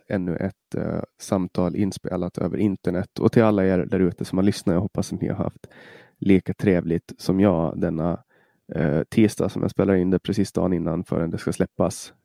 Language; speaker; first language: Swedish; native; Swedish